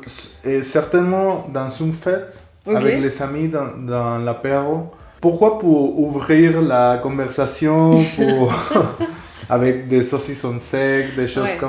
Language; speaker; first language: French; non-native, fluent; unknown